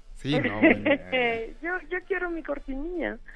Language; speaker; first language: Spanish; non-native, fluent; French